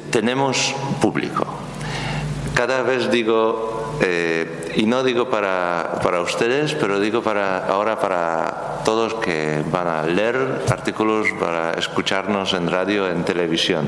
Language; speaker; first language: Spanish; non-native, learner; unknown